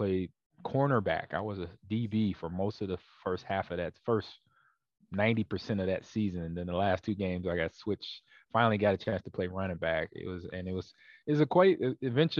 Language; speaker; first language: English; native; English